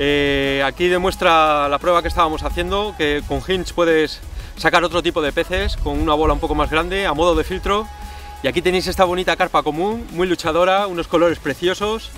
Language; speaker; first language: Spanish; native; Spanish